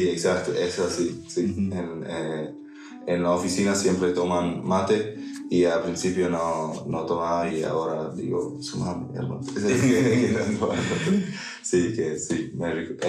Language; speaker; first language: Spanish; non-native, fluent; English